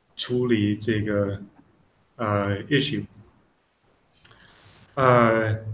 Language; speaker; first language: Chinese; non-native, learner; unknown